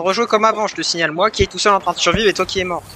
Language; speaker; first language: French; native; French